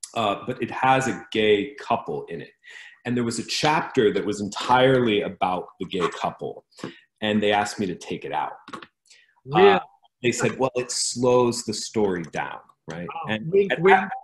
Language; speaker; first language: English; native; English